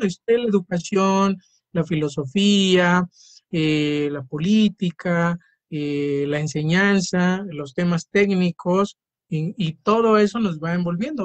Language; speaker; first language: Spanish; native; Spanish